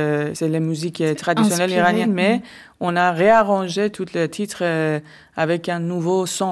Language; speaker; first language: French; non-native, learner; Persian